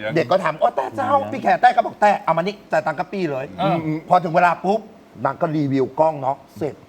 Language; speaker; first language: Thai; native; Thai